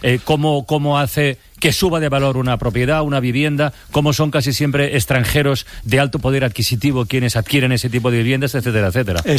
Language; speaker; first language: Spanish; native; Spanish